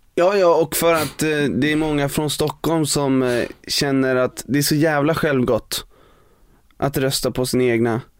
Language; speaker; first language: Swedish; native; Swedish